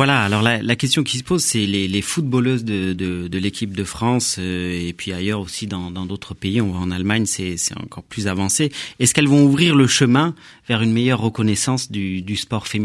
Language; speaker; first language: French; native; French